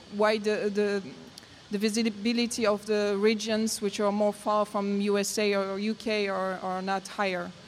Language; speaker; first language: English; non-native, learner; Polish